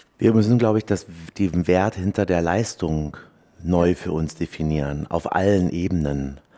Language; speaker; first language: German; native; German